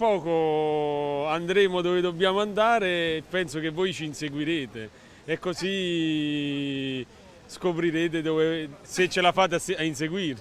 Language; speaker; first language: Italian; native; Italian